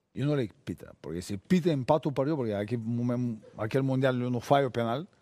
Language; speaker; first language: Spanish; non-native, fluent; Bulgarian